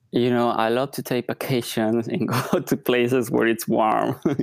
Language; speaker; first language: English; non-native, fluent; Spanish